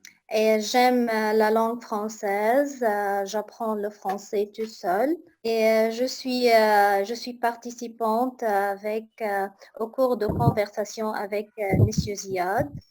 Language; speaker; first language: French; non-native, learner; Arabic